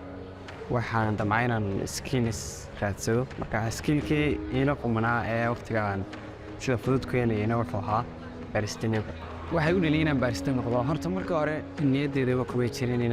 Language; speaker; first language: Somali; native; Somali